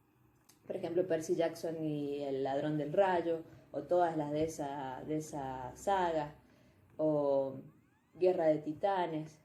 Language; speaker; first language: Spanish; native; Spanish